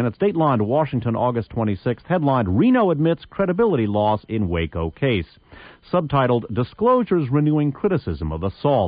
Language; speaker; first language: English; native; English